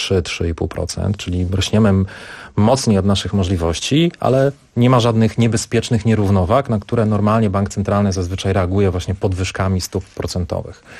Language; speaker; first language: Polish; native; Polish